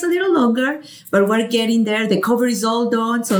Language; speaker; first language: English; non-native, fluent; Spanish